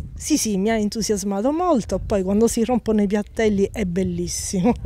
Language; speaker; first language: Italian; native; Italian